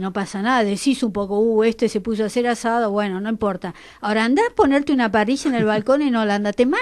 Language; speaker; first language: Spanish; native; Spanish